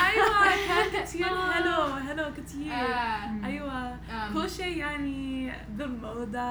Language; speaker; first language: Arabic; non-native, learner; English